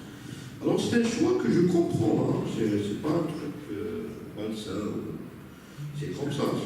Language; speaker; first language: French; non-native, local second language; Arabic